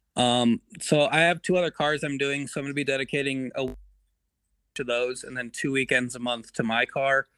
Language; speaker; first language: English; native; English